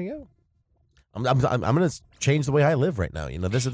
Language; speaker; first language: English; native; English